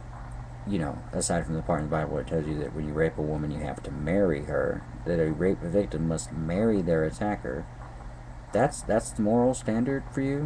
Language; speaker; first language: English; native; English